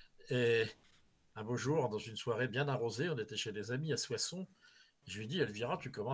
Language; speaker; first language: French; native; French